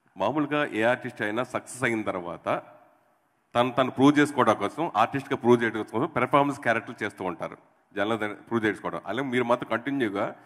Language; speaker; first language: Telugu; native; Telugu